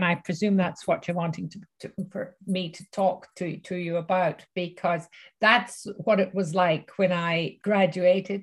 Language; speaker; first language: English; native; English